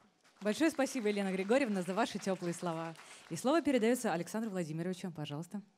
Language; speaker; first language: Russian; native; Russian